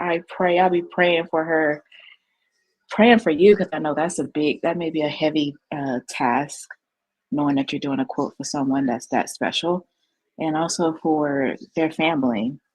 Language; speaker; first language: English; native; English